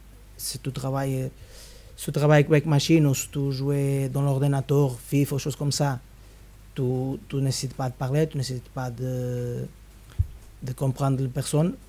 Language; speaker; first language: French; non-native, fluent; Spanish